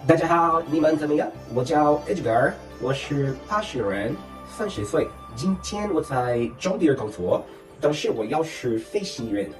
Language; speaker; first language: Chinese; non-native, learner; Portuguese